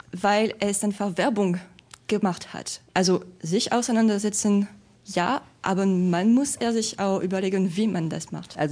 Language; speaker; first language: German; non-native, fluent; French